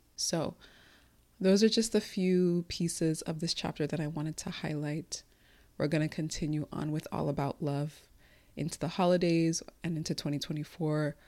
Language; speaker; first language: English; early bilingual, other home language; Igbo